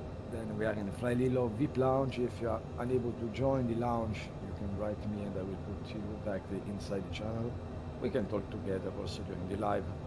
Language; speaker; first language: English; non-native, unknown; Italian